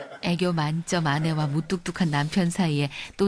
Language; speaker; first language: Korean; native; Korean